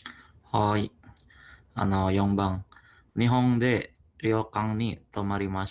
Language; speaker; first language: Japanese; non-native, learner; Indonesian